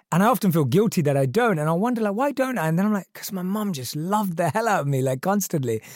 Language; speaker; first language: English; early bilingual, other home language; Hindi